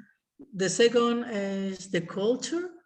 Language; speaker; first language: English; non-native, learner; Spanish